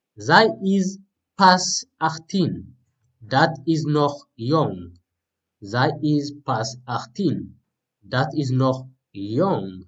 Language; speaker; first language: Dutch; non-native, fluent; Tigrinya